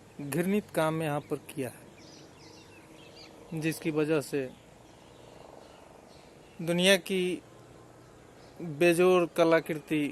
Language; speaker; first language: Hindi; native; Hindi